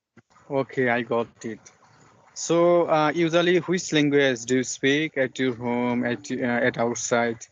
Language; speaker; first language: English; non-native, fluent; Bangla